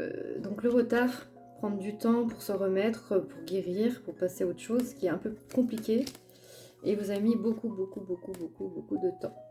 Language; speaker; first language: French; native; French